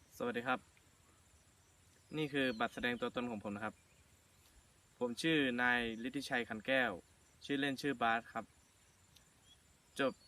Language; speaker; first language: Thai; native; Thai